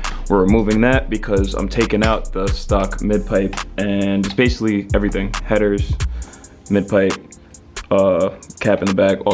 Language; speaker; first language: English; native; English